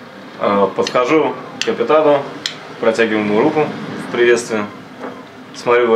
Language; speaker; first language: Russian; native; Russian